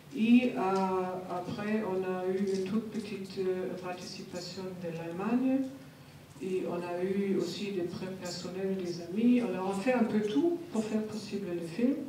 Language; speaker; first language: French; non-native, fluent; German